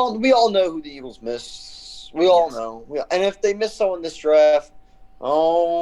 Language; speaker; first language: English; native; English